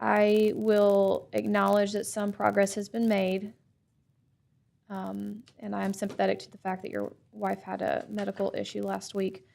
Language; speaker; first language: English; native; English